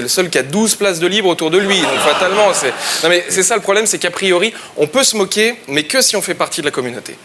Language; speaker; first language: French; native; French